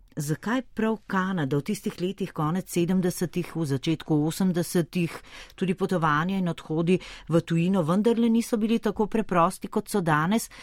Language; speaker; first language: Slovenian; native; Slovenian